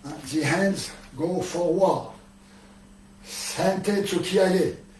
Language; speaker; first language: English; non-native, learner; French